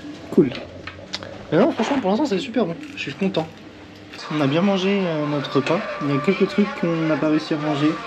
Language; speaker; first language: French; native; French